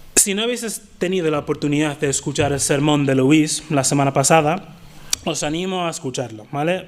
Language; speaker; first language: Spanish; non-native, fluent; English